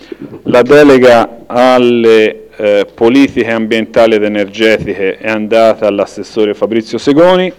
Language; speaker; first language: Italian; native; Italian